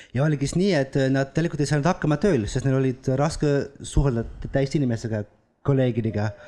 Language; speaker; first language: Estonian; non-native, fluent; Dutch